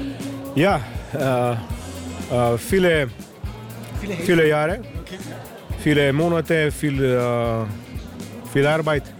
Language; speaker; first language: German; non-native, learner; Slovenian